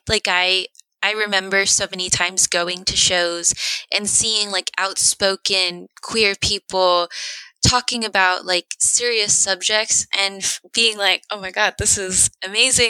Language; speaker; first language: English; early bilingual, other home language; Spanish